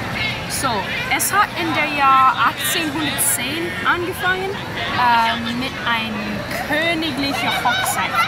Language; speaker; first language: German; non-native, learner; English